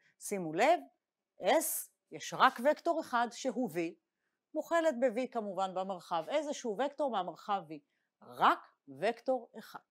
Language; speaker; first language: Hebrew; native; Hebrew